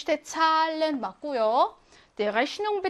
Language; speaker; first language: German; non-native, fluent; Korean